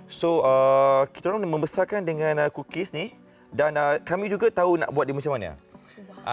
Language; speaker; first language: Malay; native; Malay